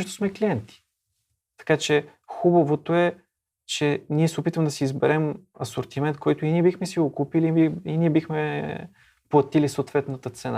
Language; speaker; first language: Bulgarian; native; Bulgarian